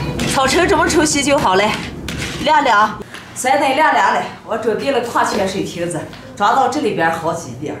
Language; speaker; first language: Chinese; native; Chinese